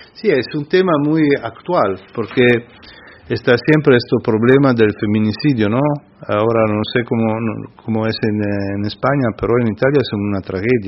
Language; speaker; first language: Spanish; non-native, fluent; Italian